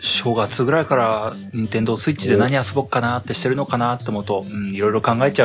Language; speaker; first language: Japanese; native; Japanese